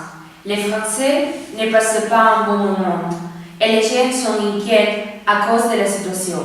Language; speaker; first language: French; non-native, learner; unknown